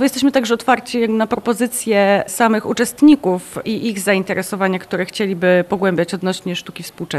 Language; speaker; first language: Polish; native; Polish